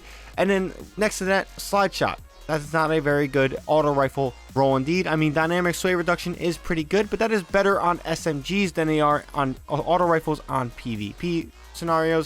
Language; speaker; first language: English; native; English